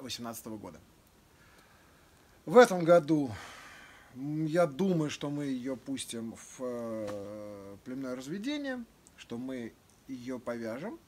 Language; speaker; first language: Russian; native; Russian